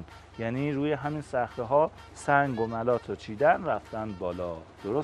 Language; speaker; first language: Persian; native; Persian